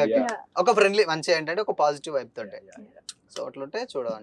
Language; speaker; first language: Telugu; native; Telugu